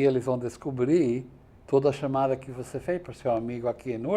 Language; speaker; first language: Portuguese; non-native, fluent; English